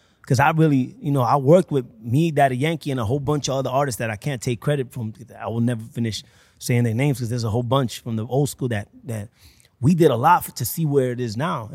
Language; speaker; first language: English; early bilingual, other home language; Spanish